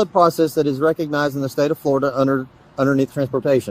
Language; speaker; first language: English; native; English